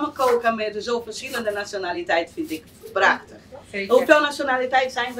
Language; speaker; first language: Dutch; non-native, learner; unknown